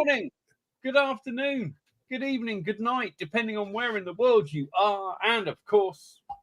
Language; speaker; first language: English; native; English